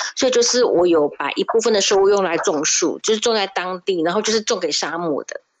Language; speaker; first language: Chinese; native; Chinese